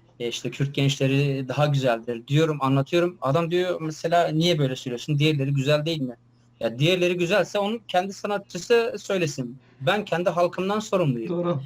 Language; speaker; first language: Turkish; non-native, local second language; Kurdish